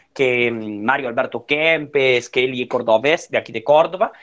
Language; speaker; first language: Portuguese; non-native, learner; Spanish